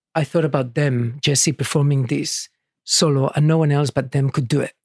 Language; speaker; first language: English; early bilingual, other home language; Catalan